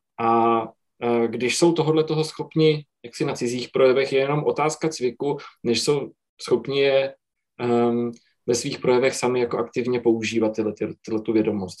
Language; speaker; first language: Czech; native; Czech